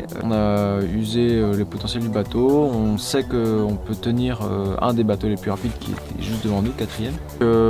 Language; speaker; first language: French; native; French